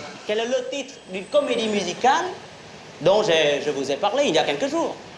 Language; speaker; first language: French; non-native, fluent; Vietnamese